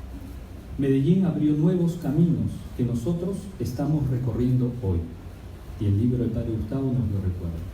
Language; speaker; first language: Spanish; native; Spanish